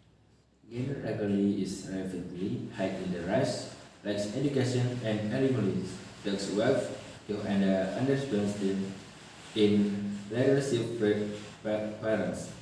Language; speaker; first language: English; non-native, learner; Indonesian